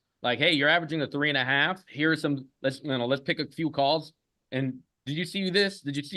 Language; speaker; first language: English; native; English